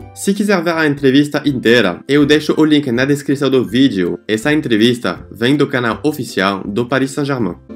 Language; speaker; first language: Portuguese; non-native, fluent; French